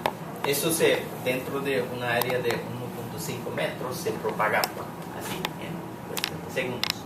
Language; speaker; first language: Spanish; non-native, fluent; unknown